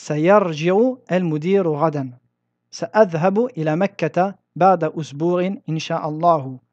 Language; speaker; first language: Arabic; non-native, fluent; French